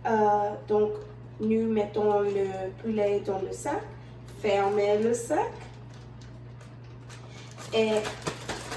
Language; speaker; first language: French; non-native, learner; English